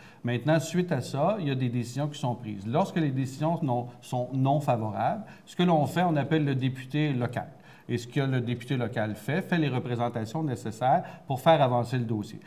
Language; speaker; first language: French; native; French